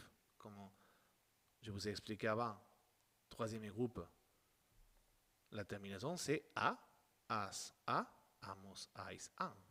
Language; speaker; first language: French; non-native, fluent; Spanish